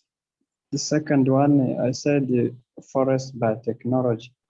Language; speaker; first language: English; non-native, learner; Kinyarwanda